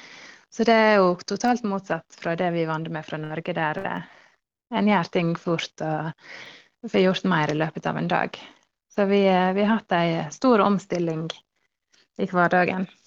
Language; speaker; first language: Norwegian; early bilingual, heritage; Norwegian